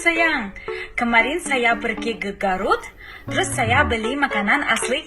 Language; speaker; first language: Indonesian; non-native, learner; Russian